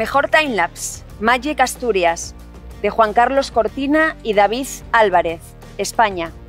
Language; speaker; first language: Spanish; native; Spanish